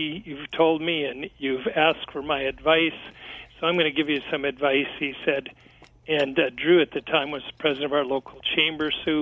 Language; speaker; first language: English; native; English